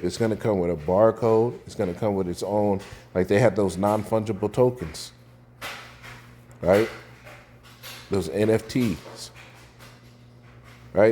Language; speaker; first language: English; native; English